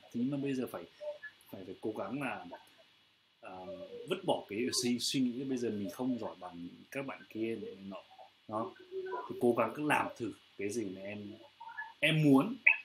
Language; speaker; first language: Vietnamese; native; Vietnamese